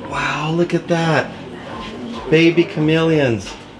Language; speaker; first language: English; early bilingual, other home language; Spanish